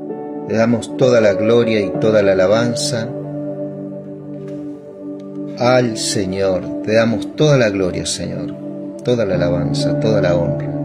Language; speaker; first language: Spanish; native; Spanish